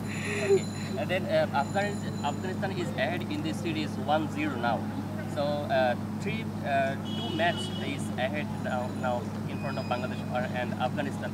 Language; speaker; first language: English; non-native, learner; Bangla